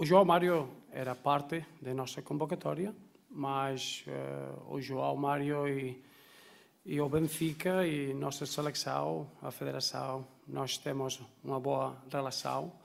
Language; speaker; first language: Portuguese; non-native, learner; Spanish